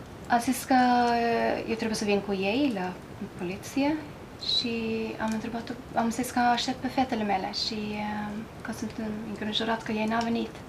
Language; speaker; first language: Romanian; non-native, learner; Norwegian